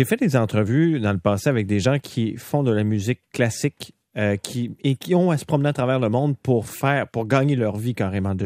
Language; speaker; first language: French; native; French